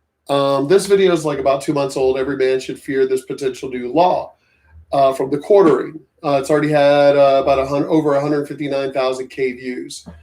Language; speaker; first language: English; native; English